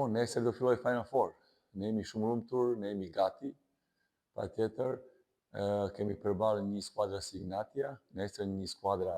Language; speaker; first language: Albanian; non-native, learner; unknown